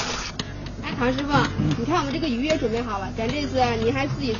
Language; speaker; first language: Chinese; native; Chinese